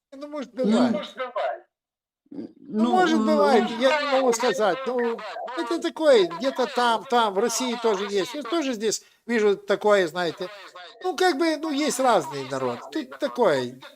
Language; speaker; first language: Russian; non-native, local second language; Ukrainian